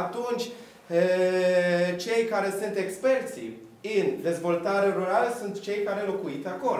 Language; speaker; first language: Romanian; non-native, fluent; Polish